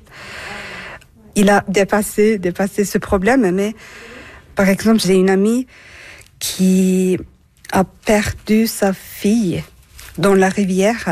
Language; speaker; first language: French; non-native, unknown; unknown